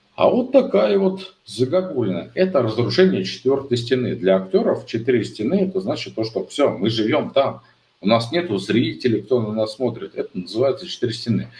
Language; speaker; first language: Russian; native; Russian